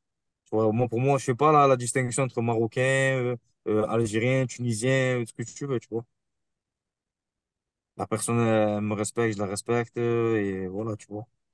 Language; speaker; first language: French; native; French